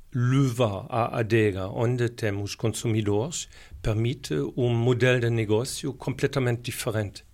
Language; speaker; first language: Portuguese; non-native, fluent; German